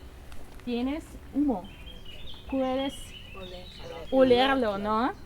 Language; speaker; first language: Spanish; non-native, learner; German